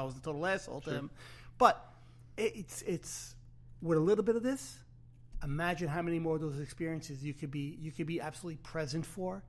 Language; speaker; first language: English; native; English